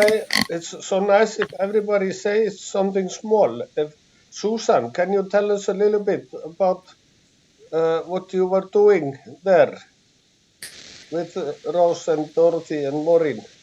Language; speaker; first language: English; non-native, fluent; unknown